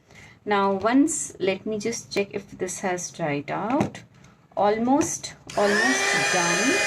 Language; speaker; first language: English; non-native, local second language; Hindi